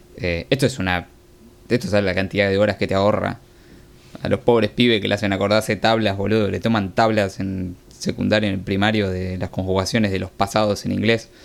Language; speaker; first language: Spanish; native; Spanish